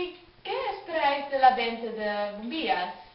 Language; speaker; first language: Spanish; non-native, learner; Dutch